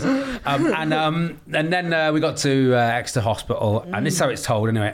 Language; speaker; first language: English; native; English